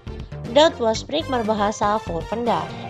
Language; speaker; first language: Dutch; non-native, fluent; Indonesian